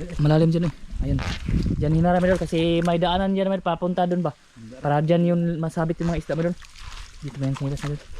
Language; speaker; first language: Filipino; non-native, local second language; Cebuano